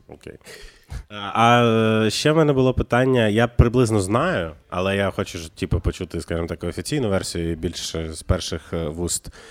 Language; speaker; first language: Ukrainian; native; Ukrainian